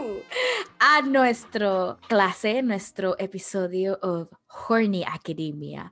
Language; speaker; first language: Spanish; early bilingual, heritage; Spanish